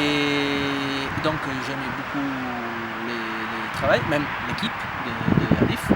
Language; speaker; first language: French; non-native, fluent; Italian